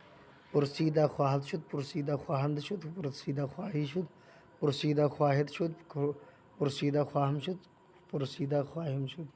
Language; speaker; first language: Persian; non-native, fluent; Urdu